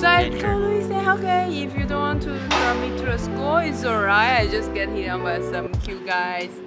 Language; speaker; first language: English; non-native, fluent; Chinese